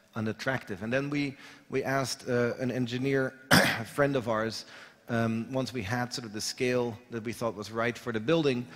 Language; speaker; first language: English; non-native, fluent; Dutch